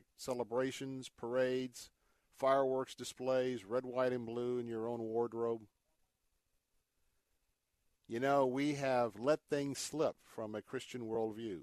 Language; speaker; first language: English; native; English